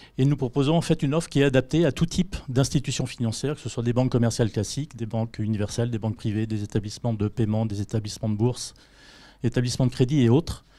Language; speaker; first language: French; native; French